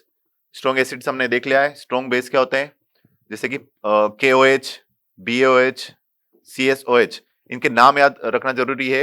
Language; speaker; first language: Hindi; native; Hindi